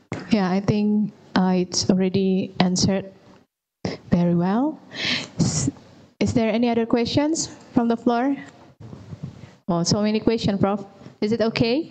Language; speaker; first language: English; non-native, fluent; Indonesian